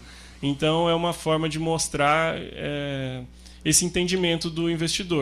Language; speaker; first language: Portuguese; native; Portuguese